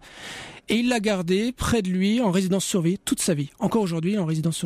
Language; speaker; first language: French; native; French